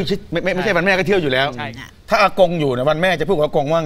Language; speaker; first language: Thai; native; Thai